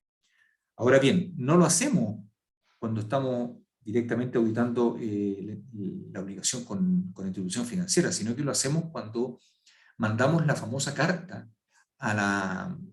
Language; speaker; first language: Spanish; native; Spanish